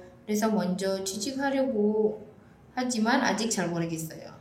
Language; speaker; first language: Korean; non-native, fluent; Indonesian